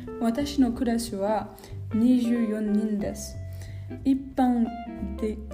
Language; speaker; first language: Japanese; non-native, learner; French